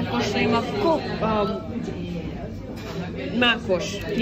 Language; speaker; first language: Hungarian; early bilingual, heritage; English